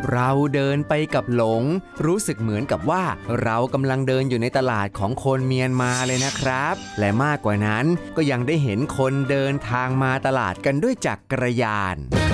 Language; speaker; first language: Thai; native; Thai